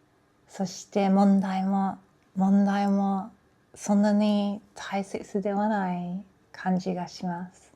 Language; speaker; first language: Japanese; non-native, learner; English